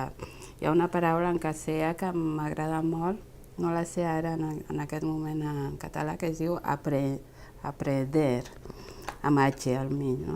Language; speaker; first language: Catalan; non-native, fluent; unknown